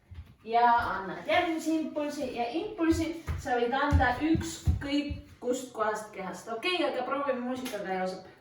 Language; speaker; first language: Estonian; native; Estonian